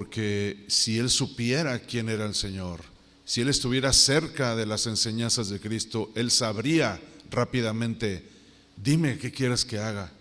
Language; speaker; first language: Spanish; native; Spanish